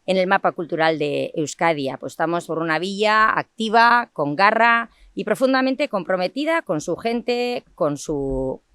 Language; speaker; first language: Spanish; non-native, local second language; Basque